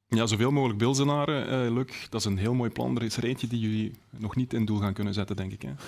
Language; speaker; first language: Dutch; native; Dutch